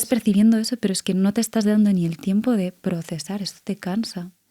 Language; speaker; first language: Spanish; native; Spanish